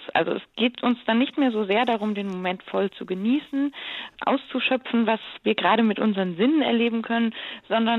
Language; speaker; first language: German; native; German